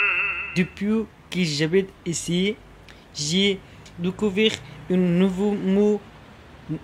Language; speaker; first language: French; non-native, learner; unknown